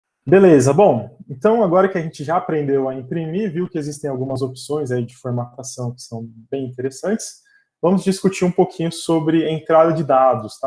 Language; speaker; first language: Portuguese; native; Portuguese